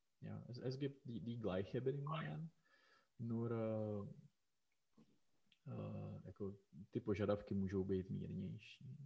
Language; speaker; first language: German; non-native, learner; Czech